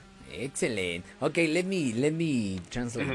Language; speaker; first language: English; non-native, learner; Spanish